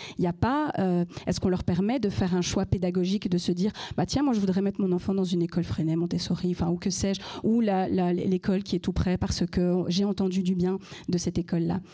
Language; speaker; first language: French; native; French